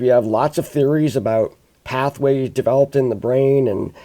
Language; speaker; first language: English; native; English